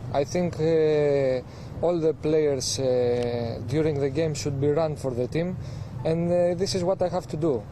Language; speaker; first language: English; non-native, fluent; Greek